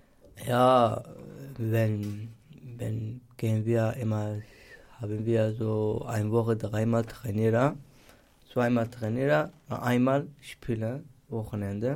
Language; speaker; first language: German; non-native, learner; Turkish